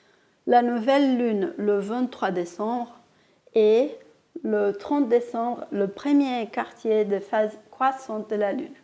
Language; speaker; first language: French; non-native, fluent; Portuguese